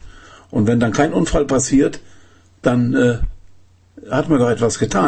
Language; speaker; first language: German; native; German